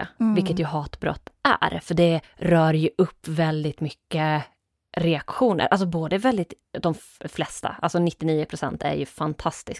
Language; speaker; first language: Swedish; native; Swedish